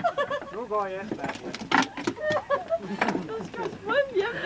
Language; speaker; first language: Danish; native; Danish